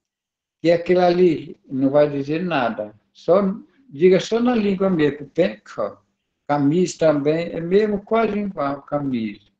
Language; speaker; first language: Portuguese; non-native, local second language; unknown